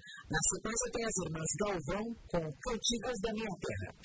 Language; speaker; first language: Portuguese; native; Portuguese